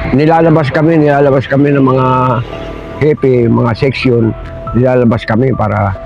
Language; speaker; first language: Filipino; native; Filipino